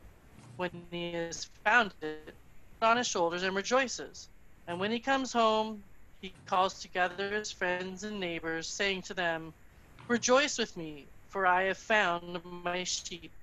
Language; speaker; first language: English; native; English